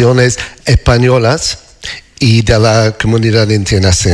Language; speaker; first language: Spanish; non-native, learner; English